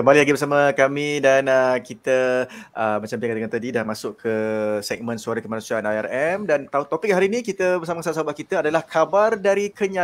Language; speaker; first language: Malay; native; Malay